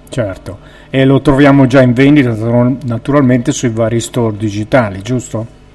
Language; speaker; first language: Italian; native; Italian